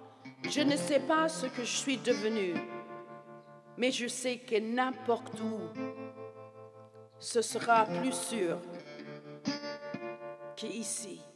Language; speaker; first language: French; non-native, fluent; English